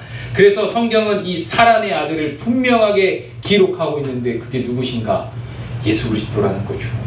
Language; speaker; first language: Korean; native; Korean